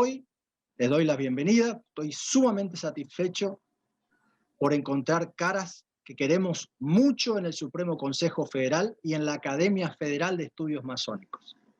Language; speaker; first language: Spanish; native; Spanish